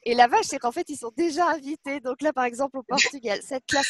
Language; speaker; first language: French; native; French